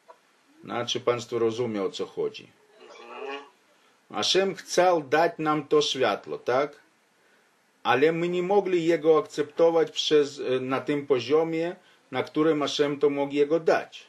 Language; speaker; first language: Polish; non-native, fluent; Ukrainian